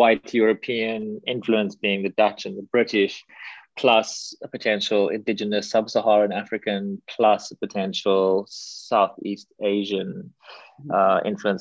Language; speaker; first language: English; native; English